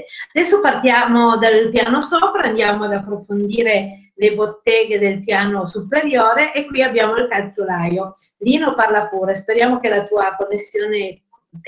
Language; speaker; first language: Italian; native; Italian